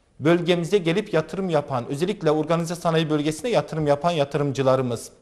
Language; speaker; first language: Turkish; native; Turkish